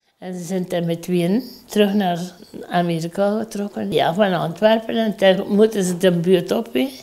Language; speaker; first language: Dutch; native; Dutch